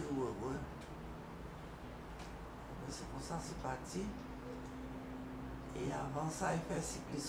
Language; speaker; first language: French; non-native, local second language; Guadeloupean Creole French